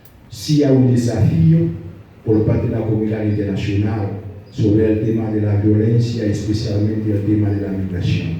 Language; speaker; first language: Spanish; non-native, fluent; Haitian Creole